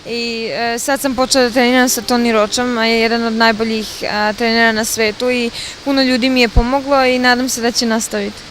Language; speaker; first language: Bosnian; early bilingual, other home language; Serbian